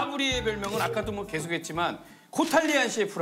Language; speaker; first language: Korean; native; Korean